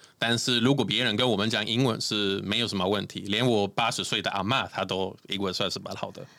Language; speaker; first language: Chinese; non-native, fluent; Swedish